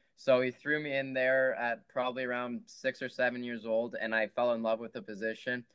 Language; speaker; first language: English; native; English